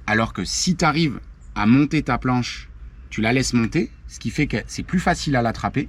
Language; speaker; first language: French; native; French